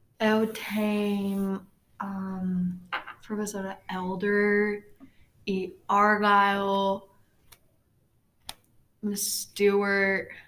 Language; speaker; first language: Portuguese; non-native, learner; English